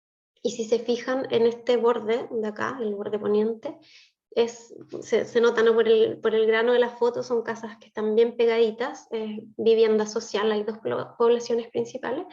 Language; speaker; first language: Spanish; native; Spanish